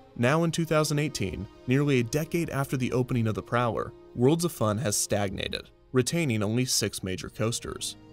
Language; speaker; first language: English; native; English